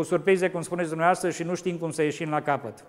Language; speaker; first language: Romanian; native; Romanian